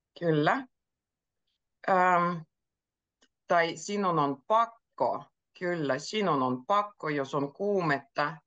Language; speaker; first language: Finnish; native; Finnish